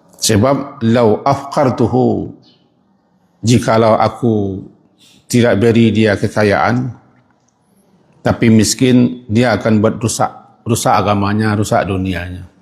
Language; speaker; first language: Malay; non-native, local second language; Minangkabau